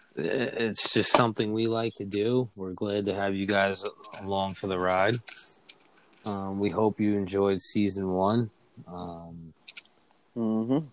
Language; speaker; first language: English; native; English